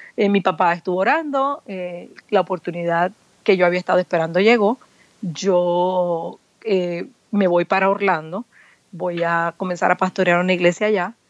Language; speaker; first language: Spanish; native; Spanish